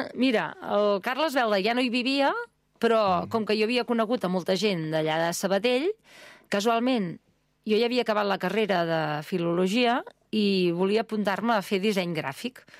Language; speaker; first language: Catalan; native; Catalan